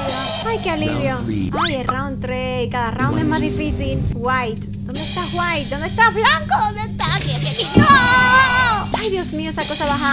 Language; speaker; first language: Spanish; native; Spanish